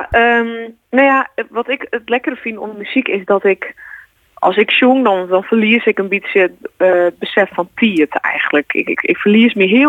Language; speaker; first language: Dutch; non-native, local second language; Western Frisian